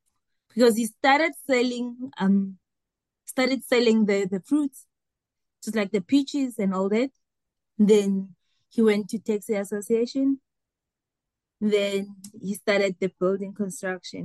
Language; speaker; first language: English; non-native, local second language; South Ndebele